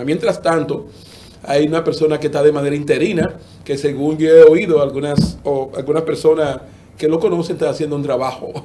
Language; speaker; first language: Spanish; native; Spanish